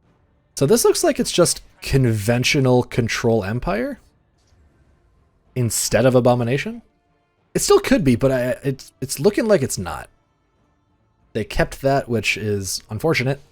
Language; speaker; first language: English; native; English